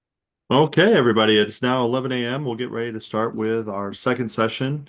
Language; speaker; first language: English; native; English